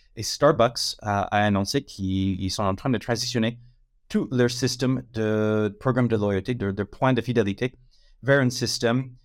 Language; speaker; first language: French; non-native, fluent; English